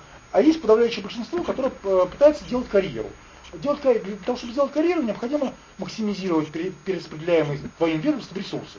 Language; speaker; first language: Russian; native; Russian